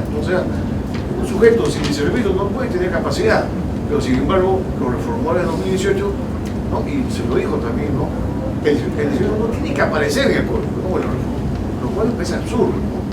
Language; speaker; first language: Spanish; native; Spanish